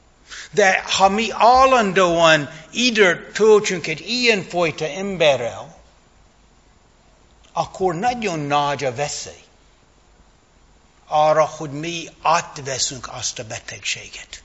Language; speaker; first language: Hungarian; non-native, fluent; English